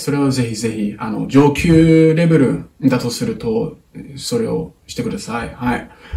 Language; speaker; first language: Japanese; non-native, fluent; English